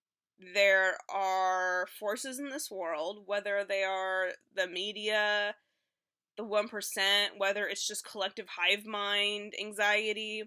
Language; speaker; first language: English; native; English